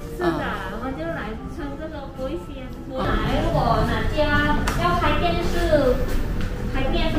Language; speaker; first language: Chinese; non-native, learner; Thai